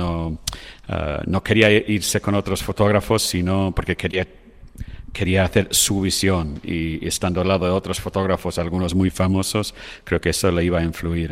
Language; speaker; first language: Spanish; non-native, fluent; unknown